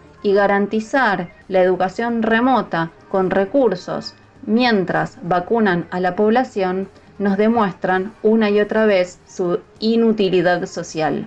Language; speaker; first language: Spanish; native; Spanish